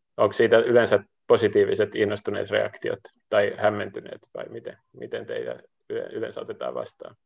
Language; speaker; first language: Finnish; native; Finnish